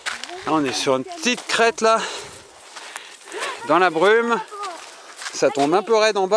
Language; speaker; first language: French; native; French